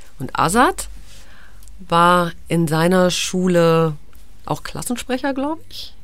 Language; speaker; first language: German; native; German